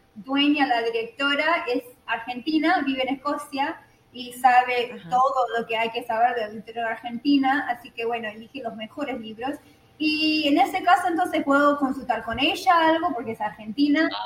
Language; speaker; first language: Spanish; non-native, fluent; English